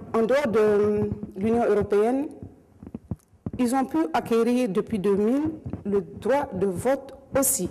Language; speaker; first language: French; non-native, local second language; Mossi